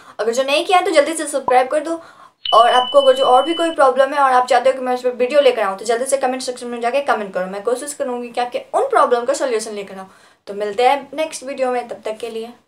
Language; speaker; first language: Hindi; native; Hindi